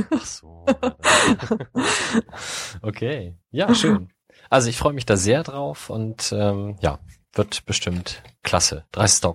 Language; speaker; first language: German; native; German